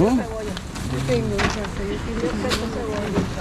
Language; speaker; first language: Spanish; non-native, learner; Filipino